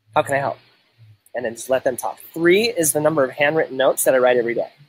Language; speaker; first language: English; native; English